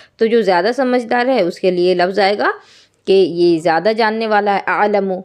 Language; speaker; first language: Urdu; native; Urdu